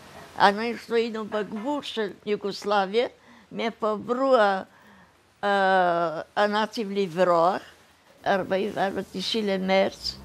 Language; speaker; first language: Hebrew; early bilingual, other home language; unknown